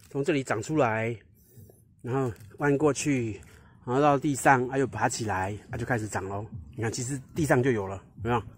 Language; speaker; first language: Chinese; native; Chinese